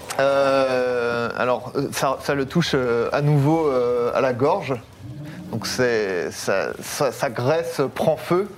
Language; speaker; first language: French; native; French